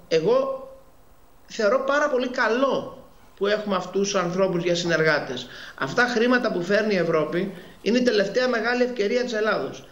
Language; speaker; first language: Greek; native; Greek